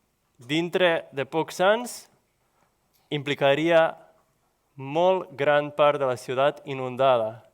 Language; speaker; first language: Catalan; non-native, local second language; Spanish